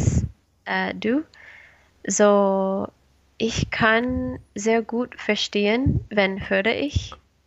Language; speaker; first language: German; non-native, learner; Spanish